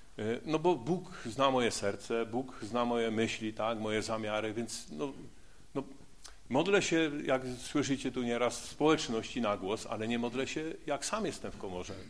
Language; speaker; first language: Polish; native; Polish